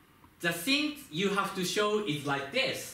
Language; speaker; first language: English; non-native, fluent; Japanese